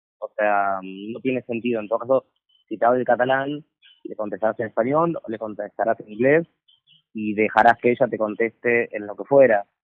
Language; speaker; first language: Spanish; native; Spanish